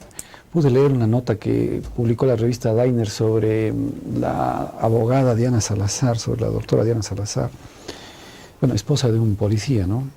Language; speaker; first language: Spanish; native; Spanish